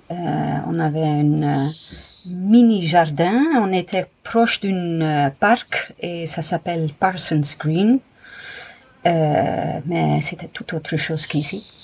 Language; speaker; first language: French; non-native, fluent; English